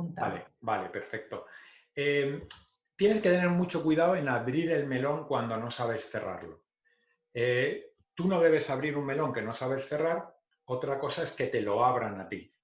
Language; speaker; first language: Spanish; native; Spanish